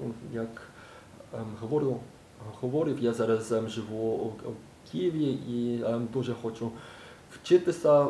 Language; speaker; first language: Ukrainian; non-native, learner; English